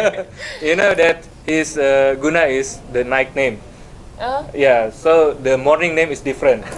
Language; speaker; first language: English; non-native, learner; Indonesian